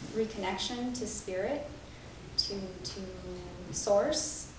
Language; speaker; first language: English; native; English